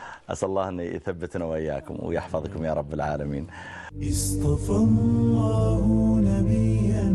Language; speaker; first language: Arabic; native; Arabic